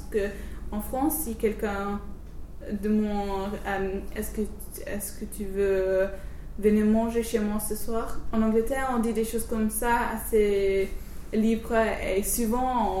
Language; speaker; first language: French; non-native, fluent; English